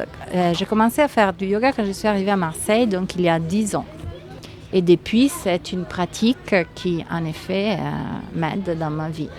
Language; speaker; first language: French; non-native, fluent; Italian